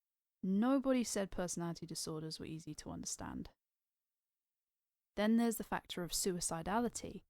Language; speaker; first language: English; native; English